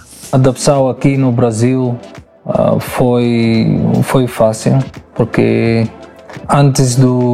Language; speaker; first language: Portuguese; non-native, learner; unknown